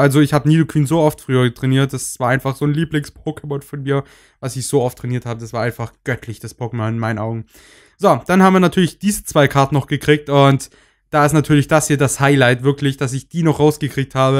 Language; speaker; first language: German; native; German